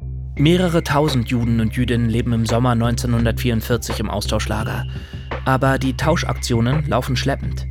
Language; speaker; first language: German; native; German